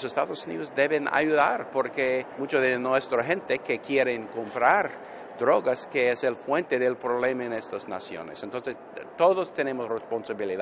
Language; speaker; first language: Spanish; non-native, fluent; English